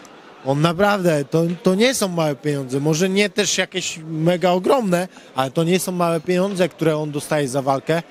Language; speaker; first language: Polish; native; Polish